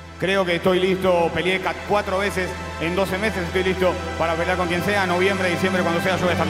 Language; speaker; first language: Spanish; native; Spanish